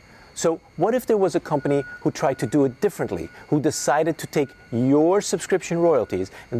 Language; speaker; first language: English; native; English